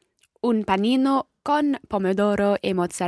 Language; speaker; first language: Italian; non-native, learner; English